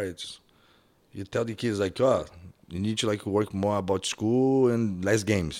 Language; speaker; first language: English; non-native, fluent; Portuguese